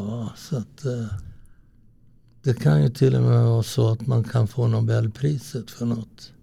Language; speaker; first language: Swedish; early bilingual, other home language; Italian